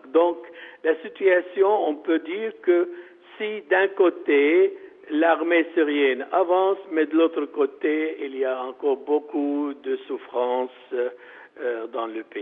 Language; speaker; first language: French; non-native, fluent; Arabic